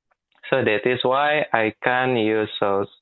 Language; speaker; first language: English; non-native, learner; Indonesian